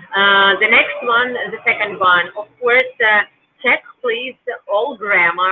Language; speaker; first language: English; non-native, learner; Ukrainian